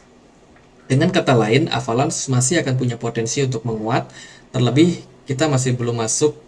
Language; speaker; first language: Indonesian; native; Indonesian